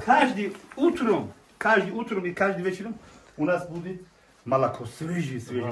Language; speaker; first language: Russian; non-native, learner; Tajik